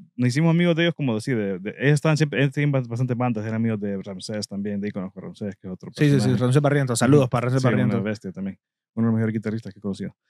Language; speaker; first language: Spanish; native; Spanish